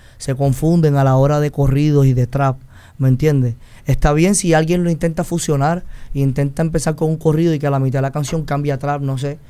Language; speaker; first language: Spanish; native; Spanish